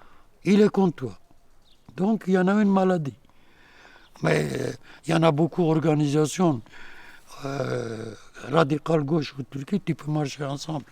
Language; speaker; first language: French; non-native, learner; Kurdish